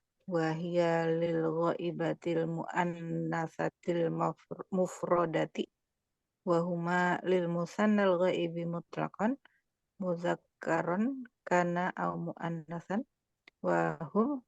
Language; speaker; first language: Arabic; non-native, learner; Indonesian